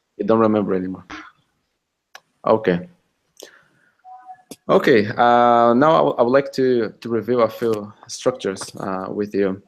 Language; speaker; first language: English; non-native, fluent; Russian